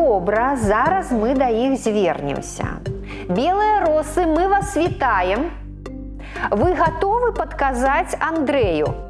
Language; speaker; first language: Belarusian; native; Belarusian